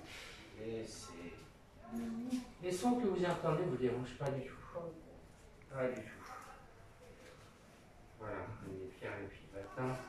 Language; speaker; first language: French; native; French